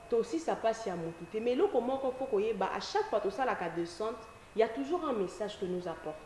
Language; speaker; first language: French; non-native, local second language; Lingala